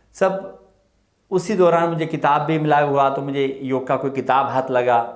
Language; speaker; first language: Hindi; early bilingual, other home language; Nepali